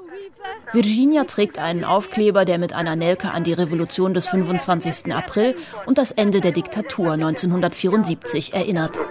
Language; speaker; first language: German; native; German